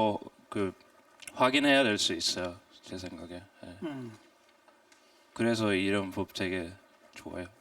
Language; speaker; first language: Korean; non-native, fluent; Swedish